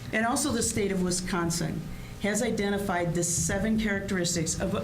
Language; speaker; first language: English; native; English